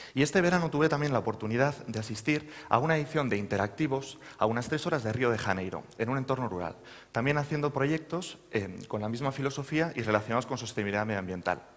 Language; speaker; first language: Spanish; native; Spanish